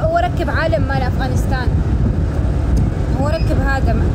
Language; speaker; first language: Arabic; non-native, learner; Pashto